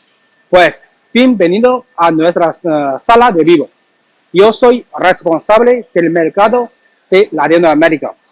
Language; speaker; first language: Spanish; non-native, learner; Chinese